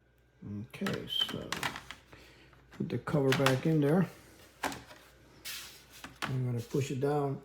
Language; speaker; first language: English; native; English